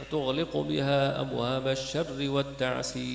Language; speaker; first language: Arabic; native; Arabic